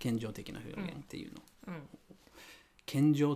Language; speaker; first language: Japanese; non-native, fluent; English